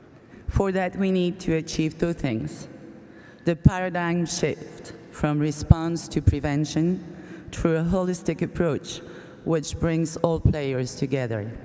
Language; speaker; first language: English; non-native, fluent; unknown